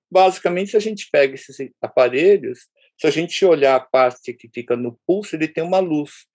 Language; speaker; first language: Portuguese; early bilingual, other home language; Japanese